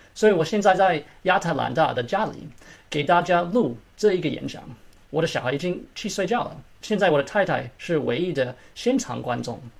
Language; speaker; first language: Chinese; early bilingual, heritage; Chinese